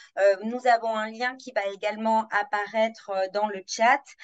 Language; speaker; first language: French; native; French